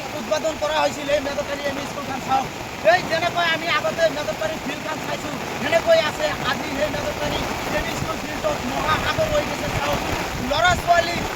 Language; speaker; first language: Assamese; native; Assamese